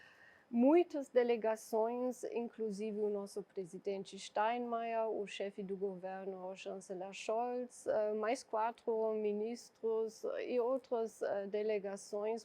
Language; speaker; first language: Portuguese; non-native, fluent; German